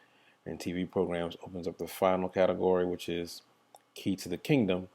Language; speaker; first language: English; native; English